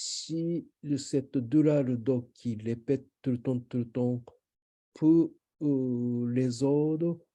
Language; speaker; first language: French; non-native, learner; Japanese